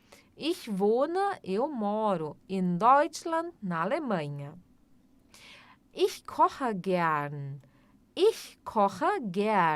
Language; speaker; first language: German; non-native, fluent; Portuguese